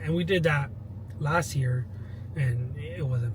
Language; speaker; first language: English; native; English